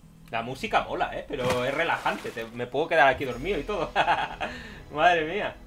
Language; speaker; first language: Spanish; native; Spanish